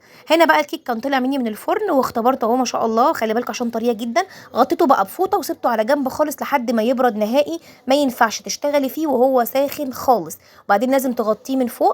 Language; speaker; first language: Arabic; native; Arabic